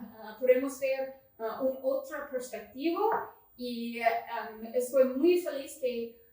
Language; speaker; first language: Spanish; non-native, learner; English